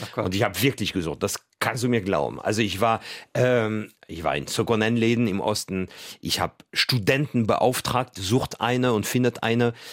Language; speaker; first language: German; non-native, fluent; French